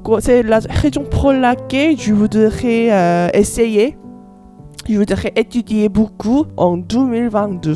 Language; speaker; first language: French; non-native, learner; Korean